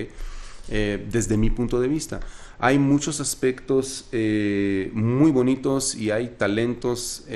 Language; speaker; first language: Spanish; non-native, fluent; Arabic